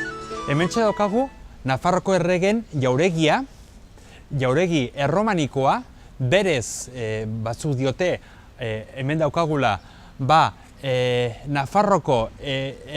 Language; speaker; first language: Basque; native; Basque